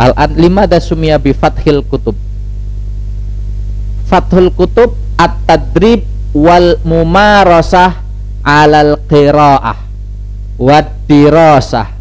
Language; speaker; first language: Arabic; non-native, fluent; Indonesian